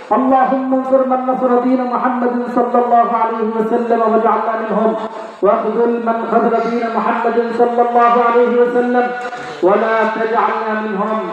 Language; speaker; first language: Arabic; non-native, fluent; Bangla